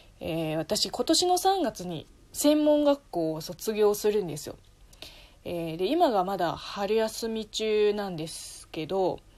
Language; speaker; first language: Japanese; non-native, fluent; Chinese